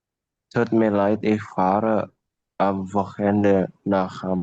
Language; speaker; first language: German; non-native, learner; Indonesian